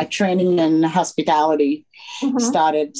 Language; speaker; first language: English; non-native, fluent; French